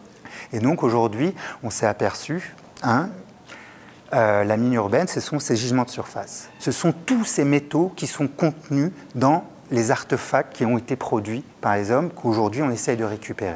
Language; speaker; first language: French; native; French